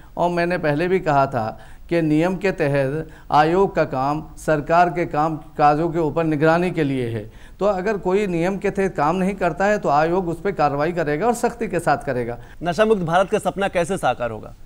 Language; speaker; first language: Hindi; native; Hindi